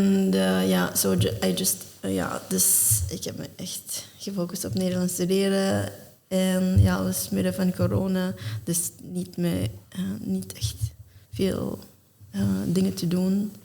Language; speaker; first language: Dutch; non-native, learner; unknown